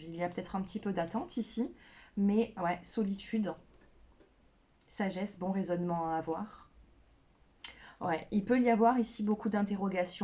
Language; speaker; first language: French; native; French